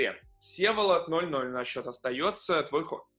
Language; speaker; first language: Russian; native; Russian